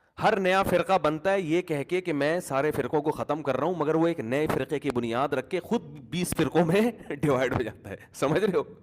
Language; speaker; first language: Urdu; native; Urdu